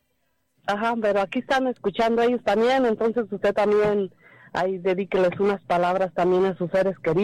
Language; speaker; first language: Spanish; native; Spanish